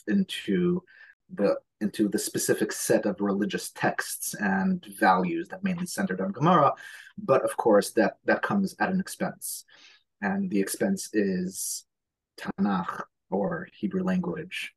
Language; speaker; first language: English; early bilingual, other home language; Hebrew